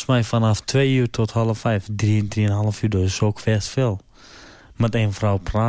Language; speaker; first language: Dutch; non-native, learner; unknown